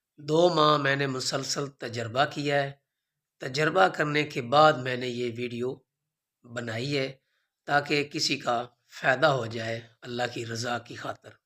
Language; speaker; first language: Urdu; non-native, local second language; Punjabi